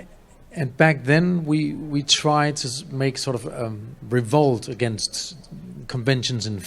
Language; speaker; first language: English; non-native, fluent; Danish